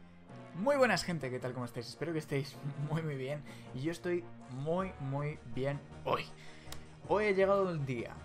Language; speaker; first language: Spanish; native; Spanish